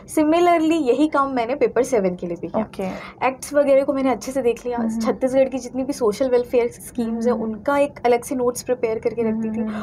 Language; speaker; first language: Hindi; native; Hindi